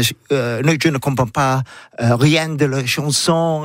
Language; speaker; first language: French; non-native, learner; English